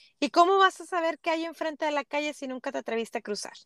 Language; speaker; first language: Spanish; native; Spanish